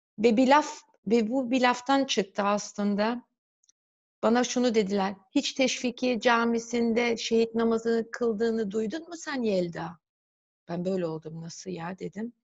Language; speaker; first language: Turkish; early bilingual, heritage; Turkish